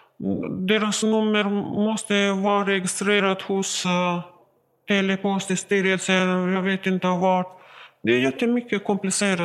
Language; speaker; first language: Swedish; non-native, learner; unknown